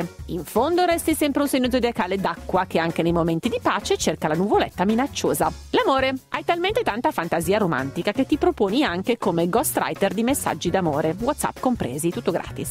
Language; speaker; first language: Italian; native; Italian